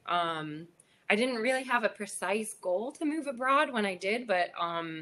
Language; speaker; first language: English; native; English